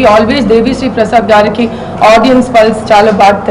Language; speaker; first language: Telugu; non-native, local second language; Tamil